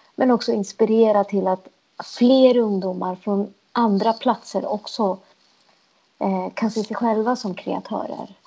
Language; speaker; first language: Swedish; early bilingual, other home language; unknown